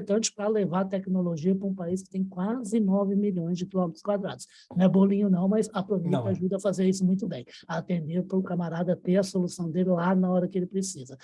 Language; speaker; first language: Portuguese; native; Portuguese